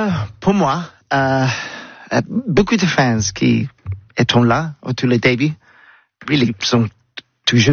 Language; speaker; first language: French; non-native, learner; English